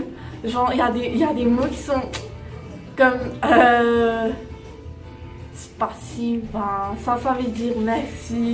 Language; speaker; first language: French; non-native, local second language; Morisyen